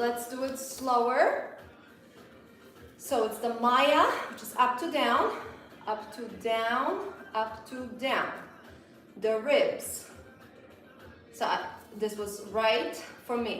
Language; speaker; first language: English; non-native, fluent; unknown